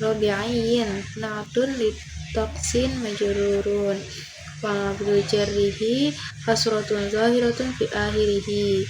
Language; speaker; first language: Arabic; non-native, learner; Indonesian